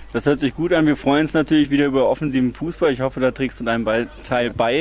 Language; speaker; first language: German; native; German